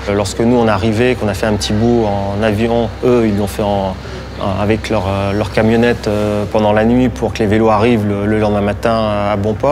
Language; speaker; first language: French; native; French